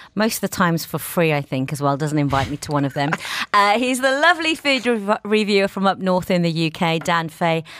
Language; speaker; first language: English; native; English